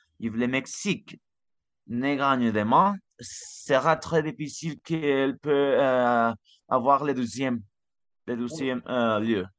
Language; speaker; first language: French; non-native, learner; Spanish